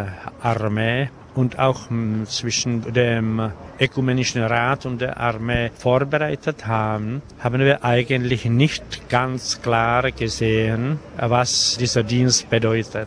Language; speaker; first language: German; non-native, fluent; Czech